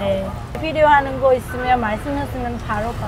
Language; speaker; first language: Korean; non-native, fluent; Vietnamese